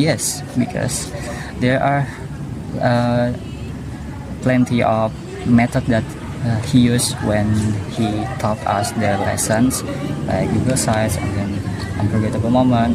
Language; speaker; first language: English; non-native, learner; Indonesian